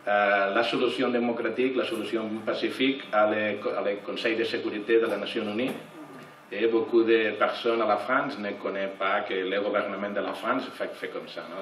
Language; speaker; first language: French; non-native, learner; Catalan